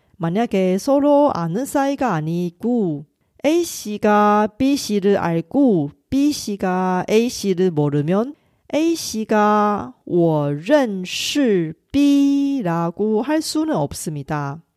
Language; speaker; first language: Korean; non-native, fluent; Chinese